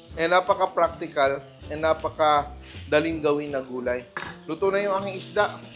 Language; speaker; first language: Filipino; non-native, local second language; Cebuano